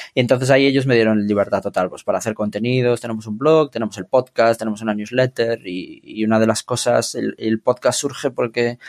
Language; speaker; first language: Spanish; native; Spanish